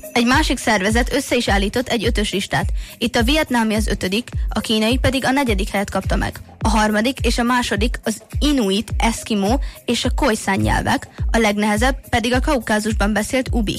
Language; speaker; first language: Hungarian; native; Hungarian